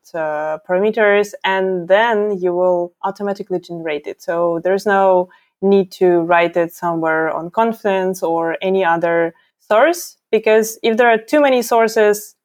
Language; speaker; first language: English; non-native, fluent; Ukrainian